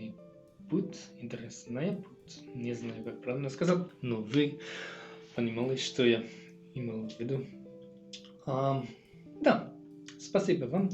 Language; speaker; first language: Russian; non-native, learner; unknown